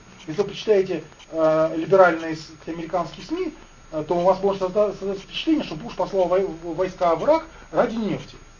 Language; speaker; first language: Russian; native; Russian